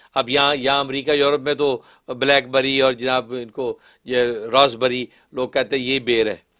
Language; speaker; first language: Urdu; non-native, local second language; Kashmiri